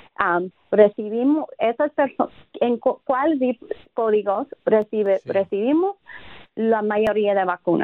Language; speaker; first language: Spanish; non-native, fluent; English